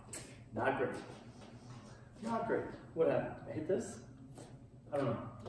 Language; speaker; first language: English; native; English